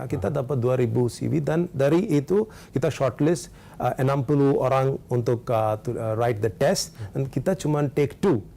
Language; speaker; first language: Indonesian; non-native, learner; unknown